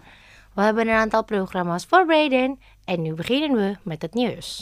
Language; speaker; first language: Dutch; non-native, learner; Indonesian